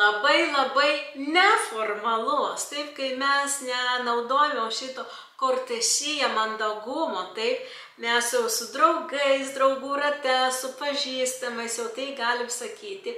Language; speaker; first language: Lithuanian; non-native, local second language; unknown